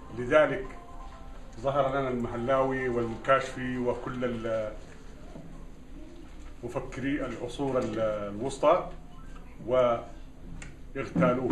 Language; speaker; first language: Arabic; native; Arabic